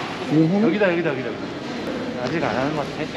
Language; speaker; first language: Korean; native; Korean